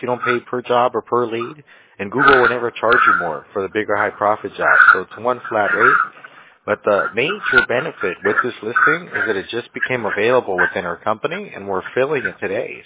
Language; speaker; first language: English; early bilingual, other home language; Spanish